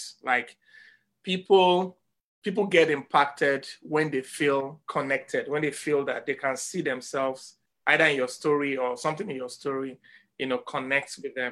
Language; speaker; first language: English; non-native, local second language; Yoruba